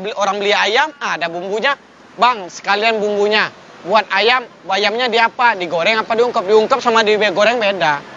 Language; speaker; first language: Indonesian; non-native, local second language; Minangkabau